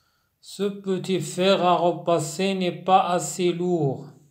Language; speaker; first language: French; non-native, local second language; Arabic